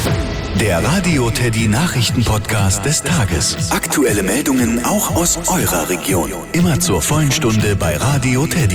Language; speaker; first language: German; native; German